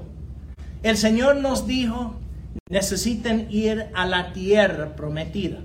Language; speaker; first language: Spanish; non-native, fluent; English